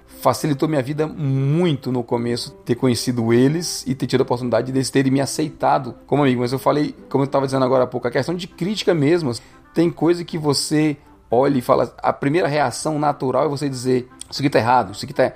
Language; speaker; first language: Portuguese; native; Portuguese